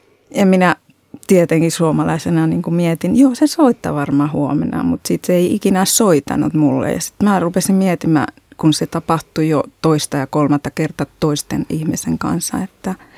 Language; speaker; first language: Finnish; non-native, fluent; Spanish